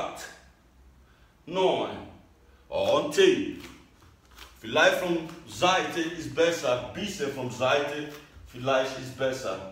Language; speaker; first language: German; non-native, learner; English